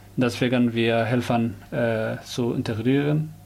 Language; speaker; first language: German; non-native, learner; Somali